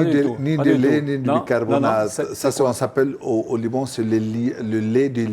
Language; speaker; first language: French; non-native, local second language; Arabic